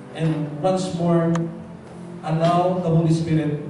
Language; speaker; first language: English; non-native, local second language; Filipino